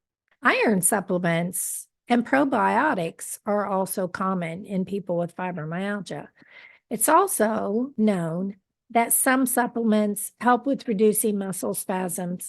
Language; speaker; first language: English; native; English